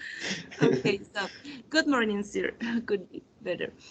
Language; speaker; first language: English; non-native, learner; Spanish